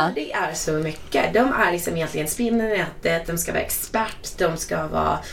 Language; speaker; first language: Swedish; non-native, fluent; English